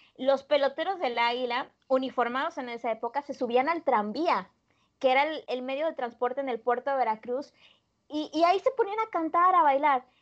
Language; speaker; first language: Spanish; native; Spanish